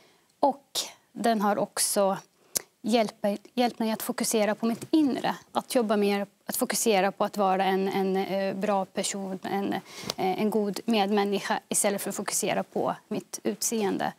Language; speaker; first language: Swedish; early bilingual, other home language; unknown